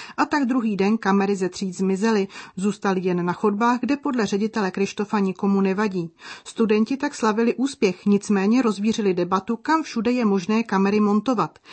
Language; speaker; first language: Czech; native; Czech